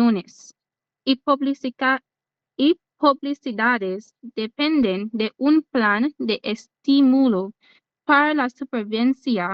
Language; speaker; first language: Spanish; non-native, learner; English